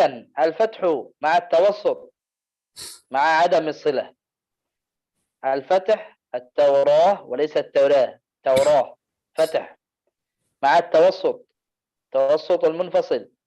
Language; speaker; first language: Arabic; native; Arabic